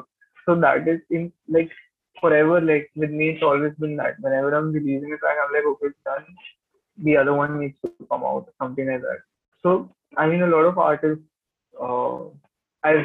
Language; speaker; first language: English; non-native, local second language; Hindi